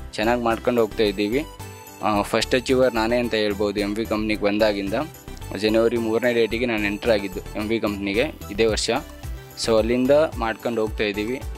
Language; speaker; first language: Kannada; non-native, local second language; Lambadi